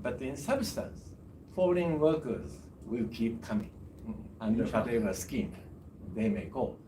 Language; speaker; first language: English; non-native, fluent; Japanese